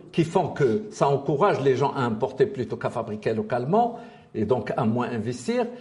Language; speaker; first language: French; non-native, local second language; Arabic